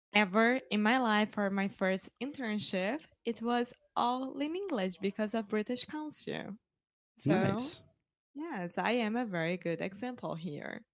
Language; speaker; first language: English; non-native, fluent; Portuguese